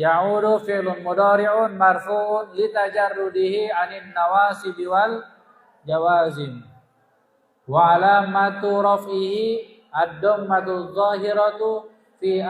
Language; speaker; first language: Arabic; non-native, fluent; Indonesian